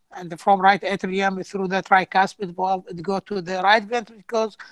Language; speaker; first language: English; non-native, fluent; Arabic